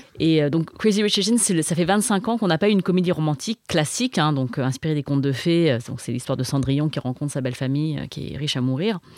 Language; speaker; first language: French; native; French